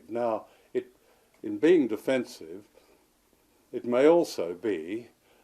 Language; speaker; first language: English; native; English